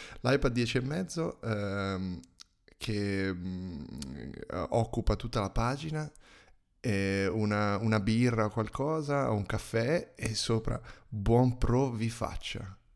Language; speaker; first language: Italian; native; Italian